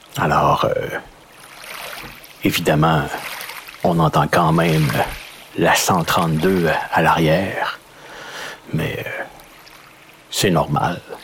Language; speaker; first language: French; native; French